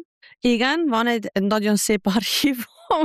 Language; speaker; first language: Hungarian; non-native, learner; German